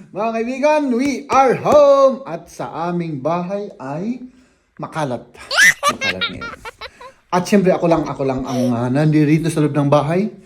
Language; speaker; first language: Filipino; native; Filipino